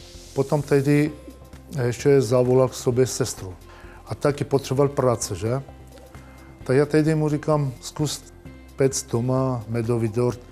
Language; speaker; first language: Czech; non-native, learner; Armenian